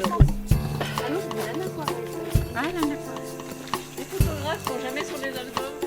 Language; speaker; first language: French; native; French